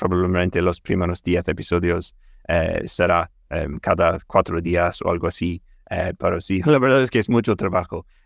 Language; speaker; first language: Spanish; non-native, fluent; English